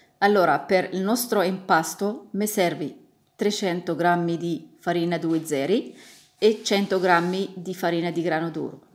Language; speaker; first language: Italian; non-native, learner; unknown